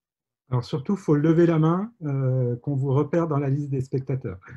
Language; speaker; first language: French; native; French